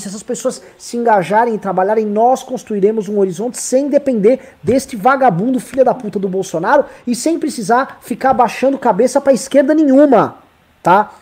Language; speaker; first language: Portuguese; native; Portuguese